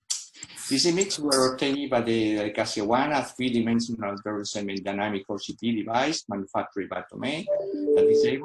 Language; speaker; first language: English; non-native, fluent; Spanish